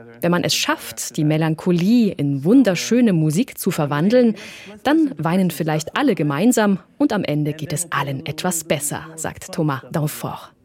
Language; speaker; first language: German; native; German